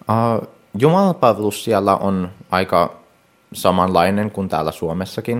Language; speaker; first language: Finnish; early bilingual, heritage; Finnish